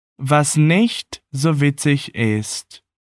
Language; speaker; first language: German; non-native, fluent; Portuguese